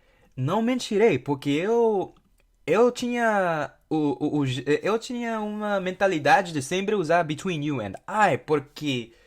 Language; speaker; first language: Portuguese; non-native, fluent; English